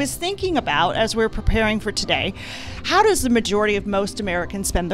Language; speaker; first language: English; native; English